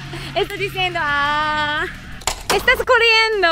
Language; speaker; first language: Spanish; non-native, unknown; Japanese